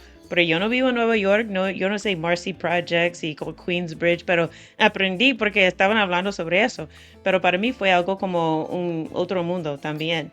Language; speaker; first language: Spanish; non-native, fluent; English